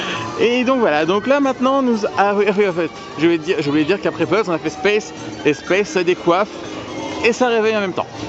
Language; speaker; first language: French; native; French